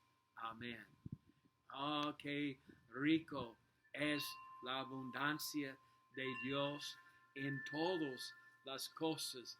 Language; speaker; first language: Spanish; non-native, learner; English